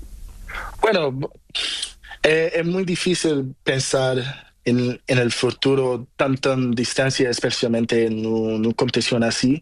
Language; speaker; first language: Spanish; non-native, learner; Portuguese